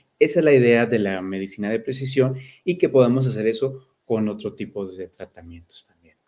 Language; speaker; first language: Spanish; early bilingual, heritage; Spanish